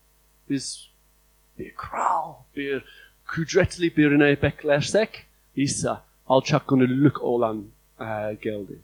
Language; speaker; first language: Turkish; non-native, fluent; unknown